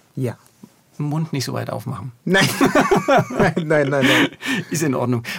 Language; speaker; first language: German; native; German